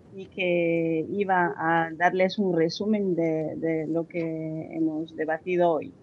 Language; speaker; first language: Spanish; non-native, fluent; French